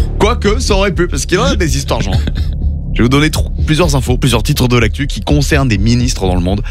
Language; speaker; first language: French; native; French